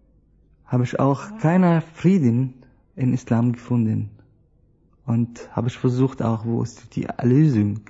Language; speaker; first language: German; non-native, learner; Arabic